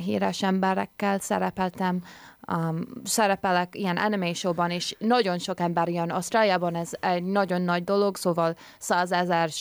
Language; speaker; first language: Hungarian; early bilingual, heritage; English